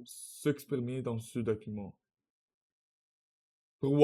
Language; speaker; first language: French; non-native, learner; Russian